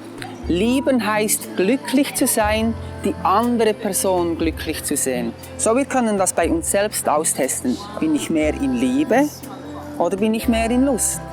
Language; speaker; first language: German; non-native, fluent; English